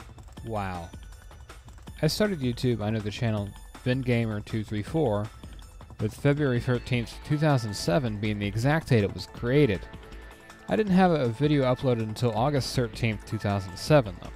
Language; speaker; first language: English; native; English